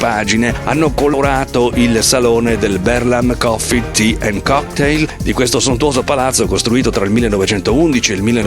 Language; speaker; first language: Italian; native; Italian